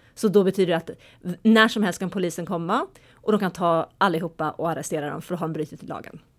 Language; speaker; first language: Swedish; native; Swedish